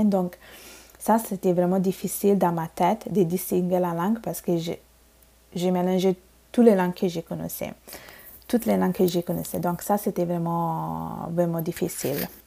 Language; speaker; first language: French; non-native, fluent; Bangla